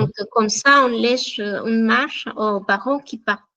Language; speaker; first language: French; non-native, fluent; Spanish